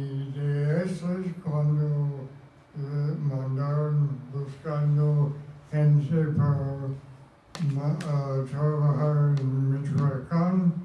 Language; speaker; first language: Spanish; non-native, fluent; English